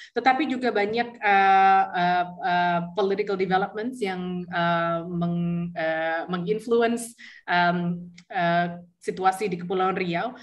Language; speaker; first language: Indonesian; early bilingual, heritage; Indonesian